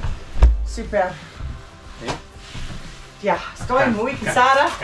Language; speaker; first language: Spanish; non-native, learner; English